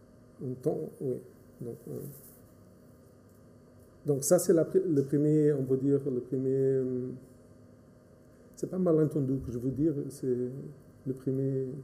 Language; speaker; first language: French; non-native, fluent; Portuguese